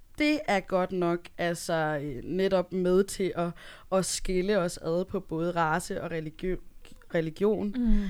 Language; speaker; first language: Danish; early bilingual, other home language; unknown